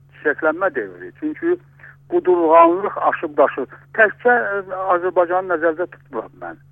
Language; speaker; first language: Azerbaijani; non-native, local second language; Russian